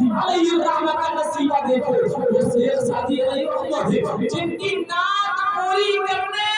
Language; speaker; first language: Urdu; native; Urdu